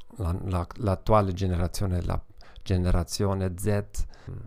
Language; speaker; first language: Italian; non-native, learner; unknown